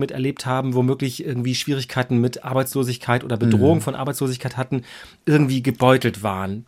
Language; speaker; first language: German; native; German